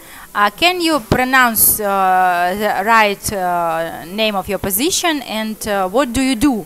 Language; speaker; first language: English; non-native, learner; Russian